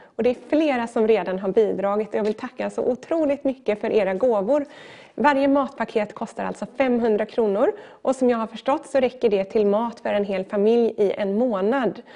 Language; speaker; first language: Swedish; native; Swedish